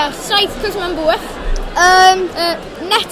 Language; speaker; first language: Welsh; non-native, local second language; English